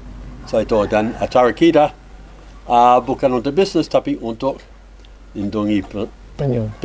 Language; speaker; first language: Indonesian; non-native, learner; English